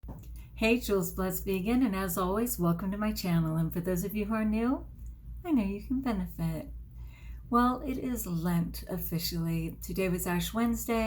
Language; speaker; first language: English; native; English